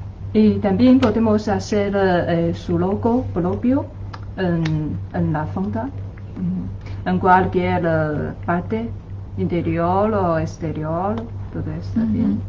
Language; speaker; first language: Spanish; non-native, learner; Chinese